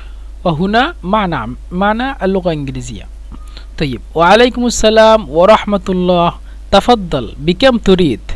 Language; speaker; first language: Arabic; non-native, fluent; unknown